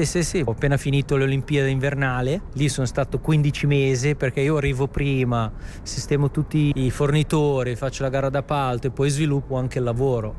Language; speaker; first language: Italian; native; Italian